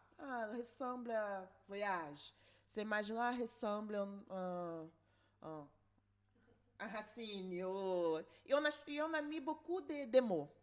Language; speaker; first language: French; non-native, learner; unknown